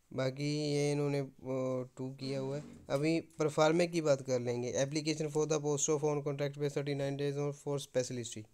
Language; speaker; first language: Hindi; non-native, local second language; Punjabi